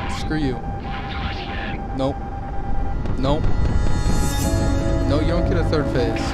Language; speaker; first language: English; native; English